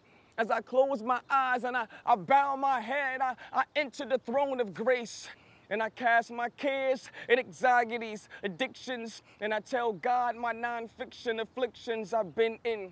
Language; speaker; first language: English; native; English